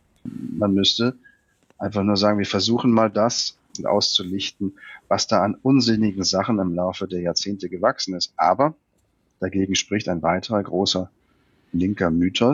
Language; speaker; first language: German; native; German